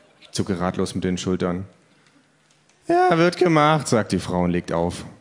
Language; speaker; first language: German; native; German